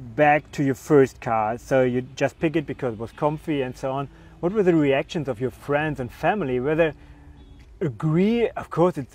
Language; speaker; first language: English; non-native, fluent; German